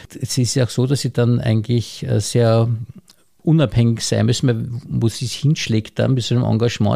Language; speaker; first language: German; native; German